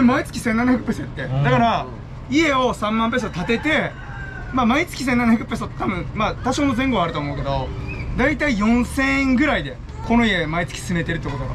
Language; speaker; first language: Japanese; native; Japanese